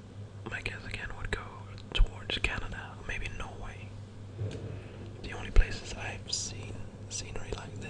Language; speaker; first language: English; non-native, fluent; Danish